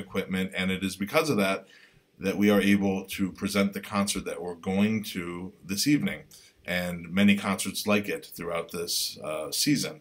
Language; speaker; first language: English; native; English